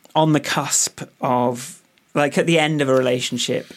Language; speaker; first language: English; native; English